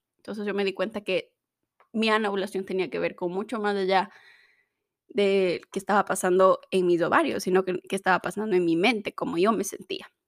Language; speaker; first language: Spanish; native; Spanish